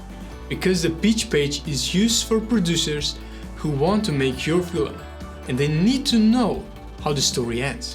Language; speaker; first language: English; non-native, fluent; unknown